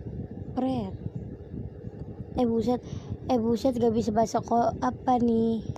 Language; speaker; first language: Indonesian; native; Indonesian